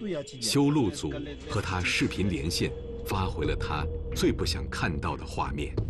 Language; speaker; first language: Chinese; native; Chinese